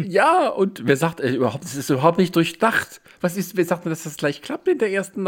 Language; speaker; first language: German; native; German